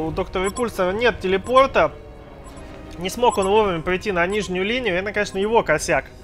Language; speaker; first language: Russian; native; Russian